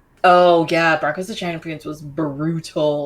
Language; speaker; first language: English; native; English